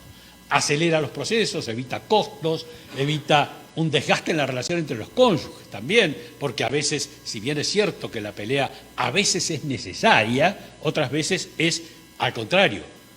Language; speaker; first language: Spanish; native; Spanish